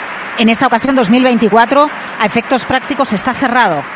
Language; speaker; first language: Spanish; native; Spanish